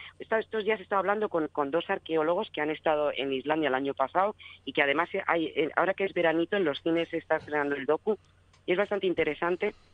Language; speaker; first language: Spanish; native; Spanish